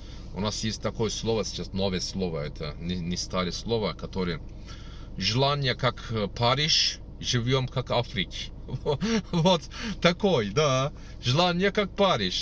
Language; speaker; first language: Russian; non-native, learner; Turkish